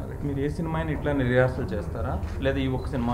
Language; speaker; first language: Telugu; native; Telugu